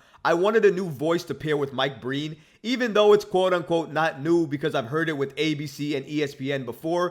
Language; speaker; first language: English; native; English